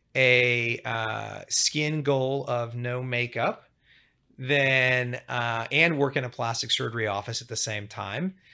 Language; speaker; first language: English; native; English